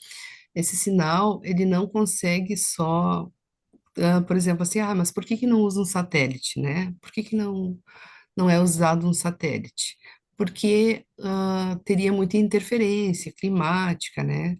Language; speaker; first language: Portuguese; native; Portuguese